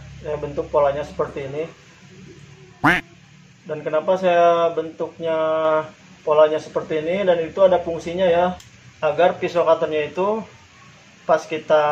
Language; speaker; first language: Indonesian; native; Indonesian